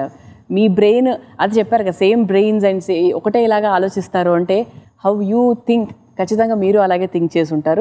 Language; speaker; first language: Telugu; native; Telugu